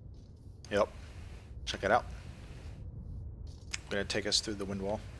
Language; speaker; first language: English; native; English